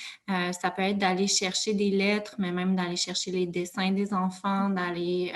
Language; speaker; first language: French; native; French